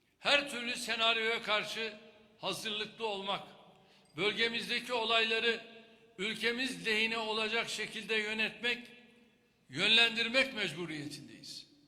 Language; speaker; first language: Turkish; native; Turkish